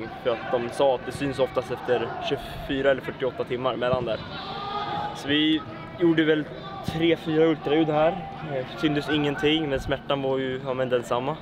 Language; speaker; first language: Swedish; native; Swedish